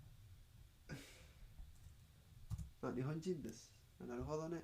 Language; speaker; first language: Japanese; non-native, learner; Spanish